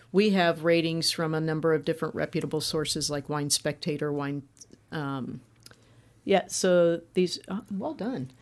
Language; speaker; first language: English; native; English